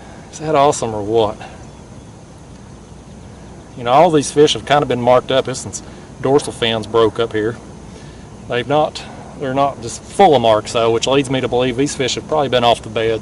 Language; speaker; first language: English; native; English